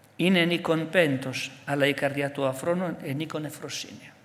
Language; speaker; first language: Greek; non-native, fluent; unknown